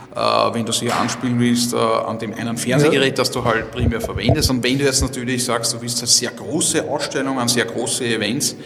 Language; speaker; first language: German; native; German